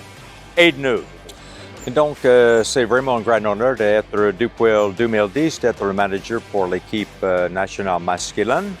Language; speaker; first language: French; non-native, local second language; Haitian Creole